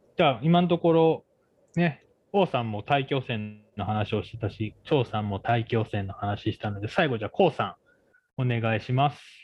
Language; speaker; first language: Japanese; native; Japanese